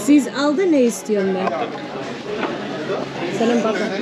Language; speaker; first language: Turkish; non-native, learner; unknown